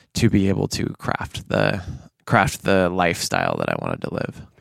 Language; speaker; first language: English; native; English